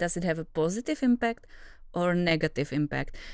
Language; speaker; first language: English; non-native, fluent; Czech